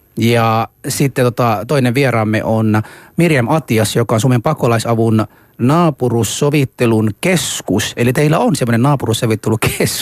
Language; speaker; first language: Finnish; early bilingual, other home language; Somali